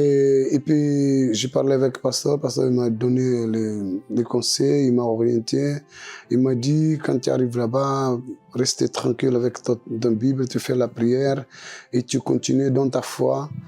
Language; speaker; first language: French; non-native, local second language; Portuguese